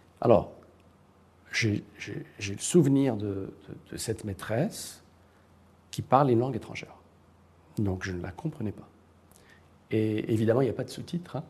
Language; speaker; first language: French; non-native, local second language; Arabic